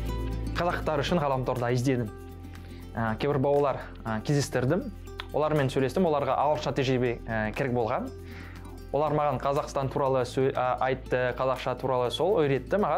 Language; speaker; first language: Kazakh; non-native, learner; French